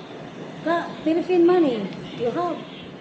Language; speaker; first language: English; non-native, local second language; Cebuano